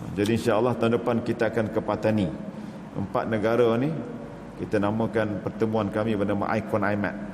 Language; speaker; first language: Malay; native; Malay